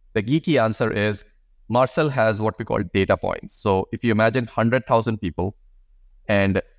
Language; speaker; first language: English; non-native, local second language; Hindi